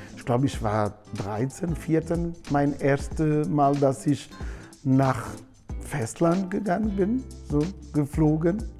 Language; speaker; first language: German; non-native, learner; Portuguese